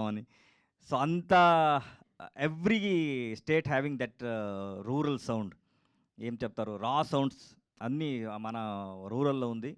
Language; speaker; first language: Telugu; non-native, learner; Kannada